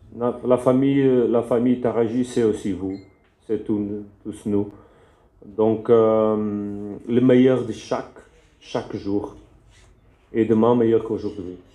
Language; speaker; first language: French; non-native, fluent; Portuguese